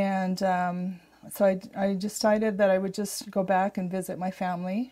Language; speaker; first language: English; native; English